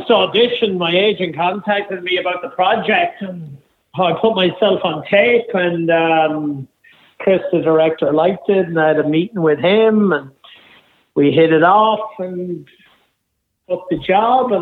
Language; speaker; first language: English; native; English